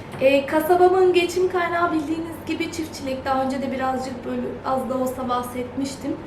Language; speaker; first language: Turkish; early bilingual, heritage; Turkish